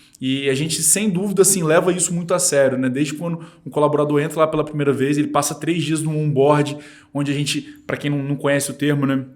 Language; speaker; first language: Portuguese; native; Portuguese